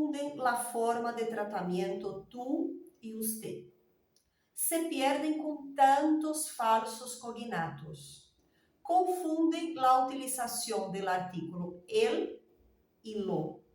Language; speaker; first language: Spanish; non-native, fluent; Portuguese